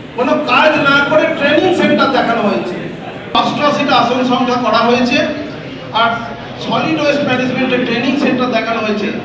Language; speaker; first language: Bangla; native; Bangla